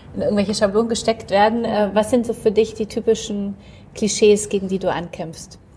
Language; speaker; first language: German; early bilingual, other home language; Polish